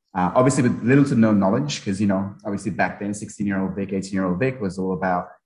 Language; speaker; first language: English; early bilingual, other home language; Nepali